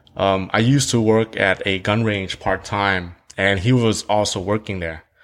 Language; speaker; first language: English; early bilingual, other home language; Vietnamese